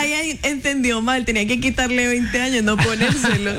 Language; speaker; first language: Spanish; native; Spanish